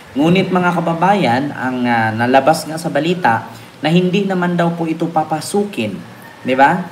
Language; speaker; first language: Filipino; non-native, local second language; Cebuano